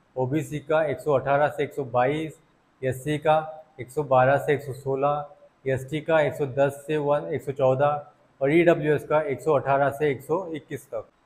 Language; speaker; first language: Hindi; non-native, local second language; Marathi